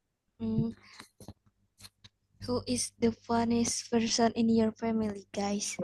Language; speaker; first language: English; non-native, learner; Indonesian